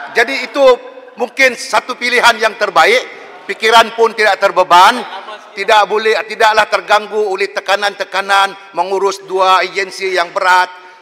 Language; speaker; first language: Malay; native; Malay